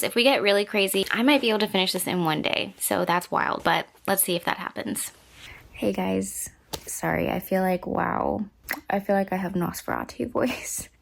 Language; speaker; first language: English; native; English